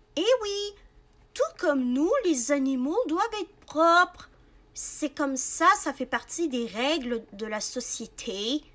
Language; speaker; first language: French; native; French